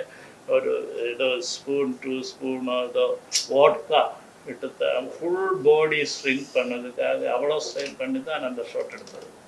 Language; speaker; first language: Tamil; non-native, learner; Malayalam